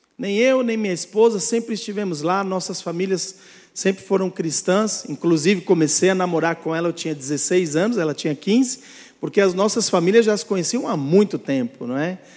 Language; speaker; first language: Portuguese; native; Portuguese